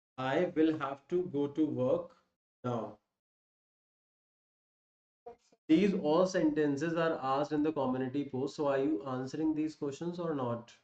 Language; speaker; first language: English; non-native, local second language; Hindi